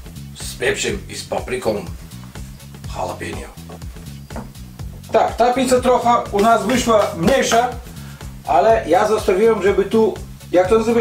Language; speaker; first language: Polish; non-native, learner; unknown